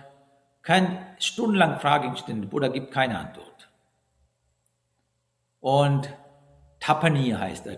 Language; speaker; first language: German; non-native, fluent; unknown